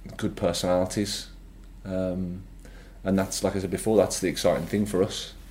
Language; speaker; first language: English; native; English